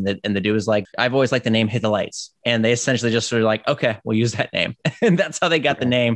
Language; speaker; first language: English; native; English